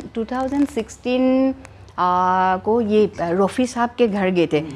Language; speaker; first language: Hindi; non-native, local second language; Assamese